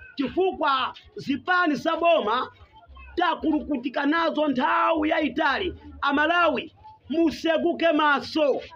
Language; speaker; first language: Nyanja; non-native, local second language; Tumbuka